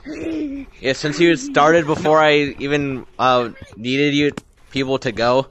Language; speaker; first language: English; native; English